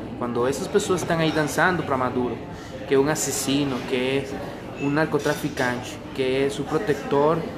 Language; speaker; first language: Portuguese; non-native, fluent; Spanish